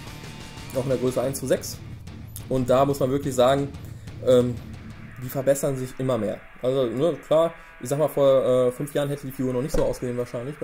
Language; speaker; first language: German; native; German